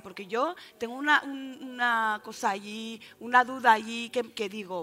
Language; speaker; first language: Spanish; native; Spanish